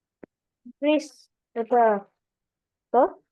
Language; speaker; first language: English; non-native, learner; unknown